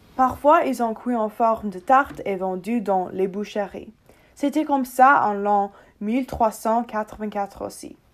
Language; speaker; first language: French; non-native, learner; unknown